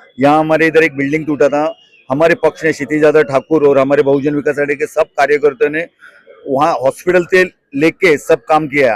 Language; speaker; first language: Hindi; non-native, local second language; Marathi